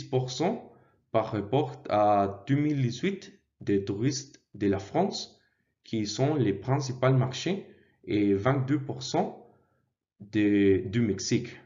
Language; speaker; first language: French; non-native, learner; Spanish